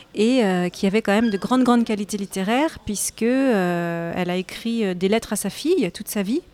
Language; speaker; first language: French; native; French